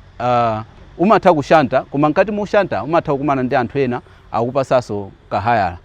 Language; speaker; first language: Nyanja; non-native, local second language; Yao